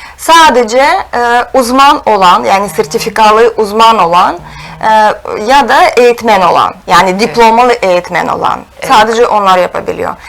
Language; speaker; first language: Turkish; non-native, fluent; Russian